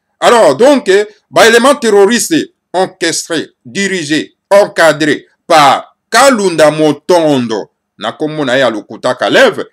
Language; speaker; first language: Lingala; non-native, local second language; Kongo